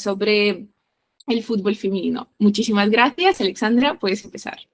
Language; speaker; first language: Spanish; non-native, fluent; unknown